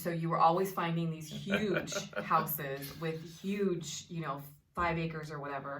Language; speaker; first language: English; native; English